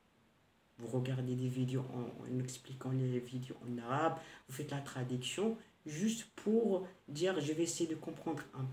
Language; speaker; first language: French; non-native, local second language; Arabic